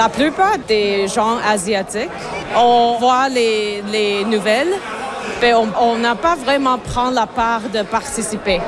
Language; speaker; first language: French; non-native, local second language; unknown